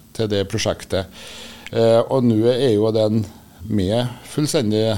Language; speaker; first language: Norwegian; native; Norwegian